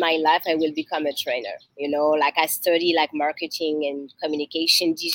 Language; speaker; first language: English; non-native, learner; French